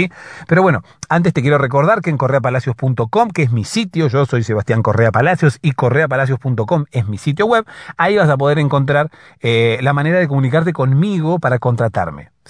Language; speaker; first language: Spanish; native; Spanish